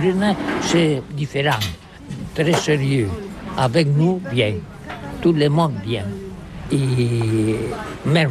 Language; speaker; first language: French; non-native, learner; Catalan